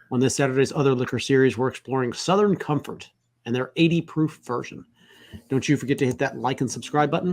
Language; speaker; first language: English; native; English